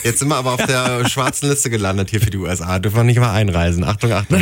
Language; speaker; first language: German; native; German